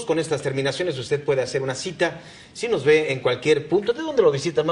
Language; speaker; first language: Spanish; native; Spanish